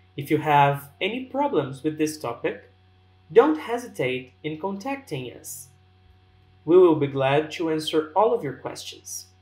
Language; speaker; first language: English; non-native, fluent; Portuguese